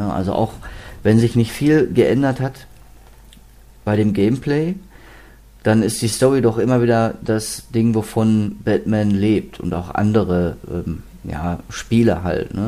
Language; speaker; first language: German; native; German